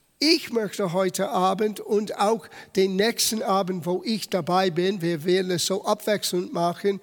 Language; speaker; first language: German; non-native, fluent; English